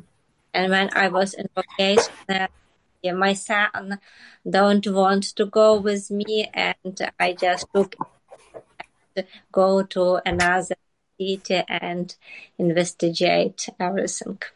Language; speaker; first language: English; non-native, learner; Ukrainian